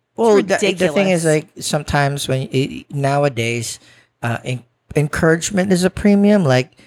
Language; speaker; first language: English; non-native, local second language; Filipino